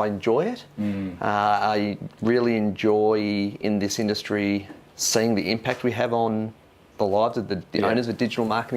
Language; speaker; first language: English; native; English